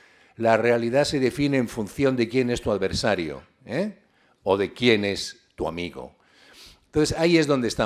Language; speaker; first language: Spanish; native; Spanish